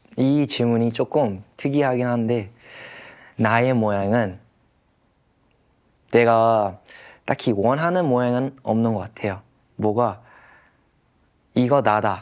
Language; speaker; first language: Korean; early bilingual, heritage; English